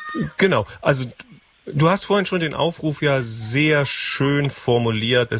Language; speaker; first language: German; native; German